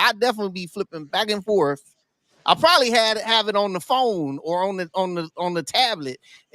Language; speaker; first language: English; native; English